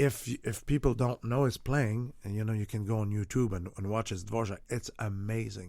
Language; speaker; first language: English; non-native, fluent; French